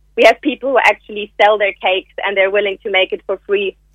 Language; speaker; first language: English; non-native, fluent; German